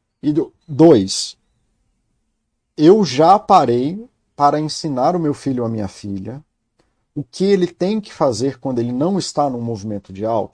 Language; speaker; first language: Portuguese; native; Portuguese